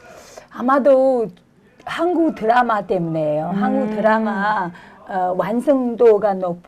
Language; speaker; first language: Korean; non-native, fluent; Chinese